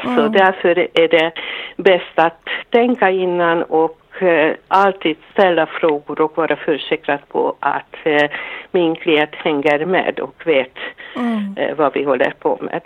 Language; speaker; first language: Swedish; non-native, fluent; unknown